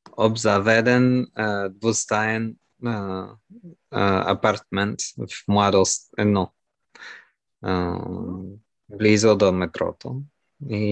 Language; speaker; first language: Bulgarian; non-native, learner; French